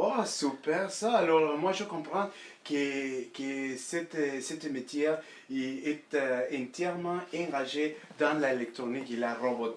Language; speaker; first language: French; early bilingual, other home language; Spanish